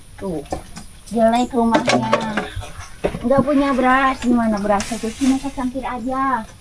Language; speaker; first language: Indonesian; non-native, local second language; Sundanese